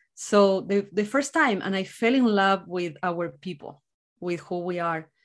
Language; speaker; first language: English; non-native, fluent; Spanish